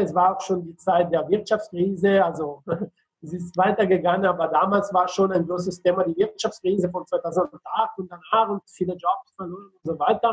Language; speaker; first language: German; non-native, fluent; Italian